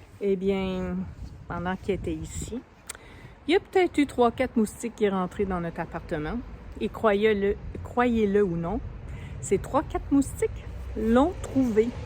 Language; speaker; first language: French; native; French